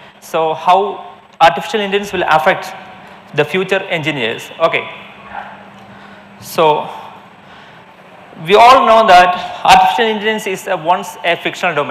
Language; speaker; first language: English; non-native, local second language; Malayalam